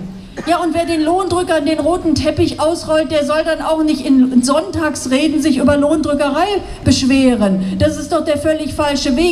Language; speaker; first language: German; native; German